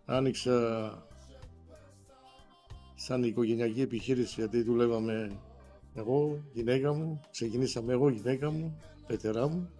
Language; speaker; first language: Greek; non-native, fluent; Armenian